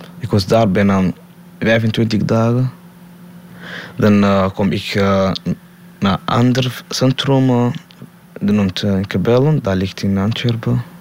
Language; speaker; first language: Dutch; non-native, learner; Somali